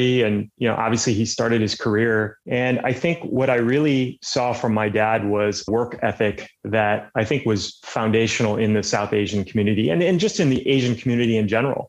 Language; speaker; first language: English; native; English